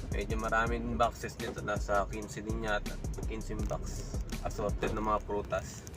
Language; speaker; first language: Filipino; native; Filipino